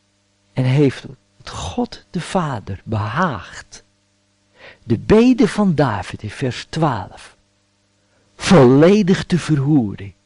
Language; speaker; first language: Dutch; native; Dutch